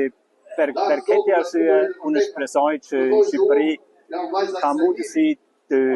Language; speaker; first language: Albanian; non-native, learner; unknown